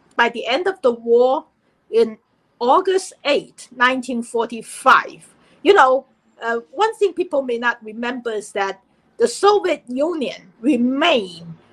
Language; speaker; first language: English; non-native, fluent; Chinese